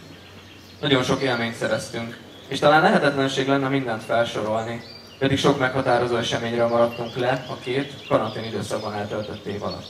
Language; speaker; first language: Hungarian; native; Hungarian